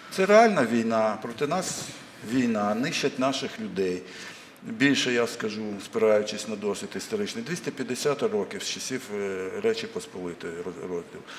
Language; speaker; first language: Ukrainian; non-native, local second language; Russian